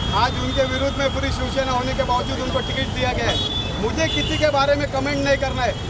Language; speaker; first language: Hindi; native; Hindi